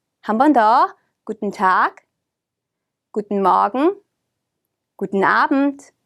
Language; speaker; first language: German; non-native, fluent; Korean